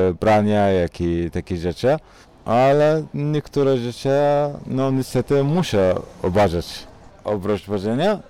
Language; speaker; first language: Polish; non-native, learner; Arabic